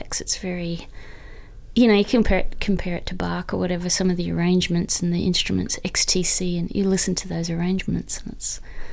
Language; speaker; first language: English; native; English